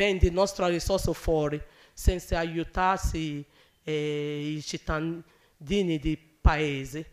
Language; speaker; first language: Italian; non-native, learner; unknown